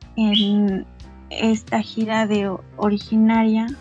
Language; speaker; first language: Spanish; non-native, local second language; Nahuatl languages